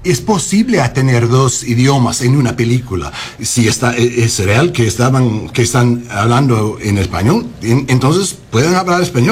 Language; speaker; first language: Spanish; non-native, learner; English